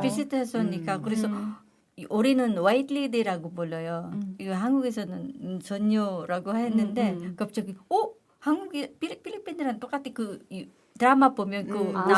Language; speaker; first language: Korean; non-native, learner; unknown